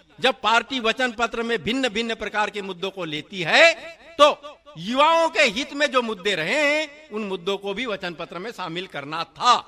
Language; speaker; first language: Hindi; native; Hindi